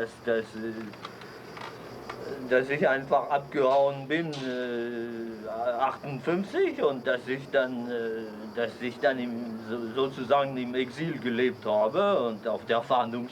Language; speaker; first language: German; non-native, fluent; French